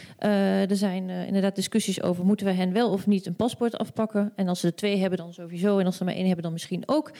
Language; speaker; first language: Dutch; native; Dutch